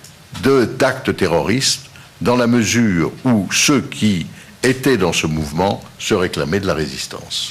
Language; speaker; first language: French; native; French